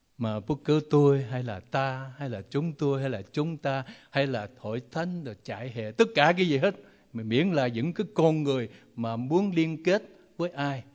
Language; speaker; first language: Vietnamese; non-native, local second language; Chinese